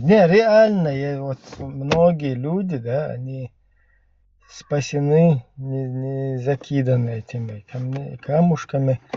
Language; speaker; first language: Russian; native; Russian